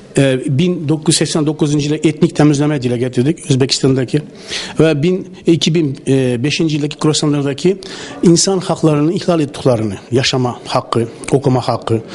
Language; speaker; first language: Turkish; early bilingual, heritage; Turkish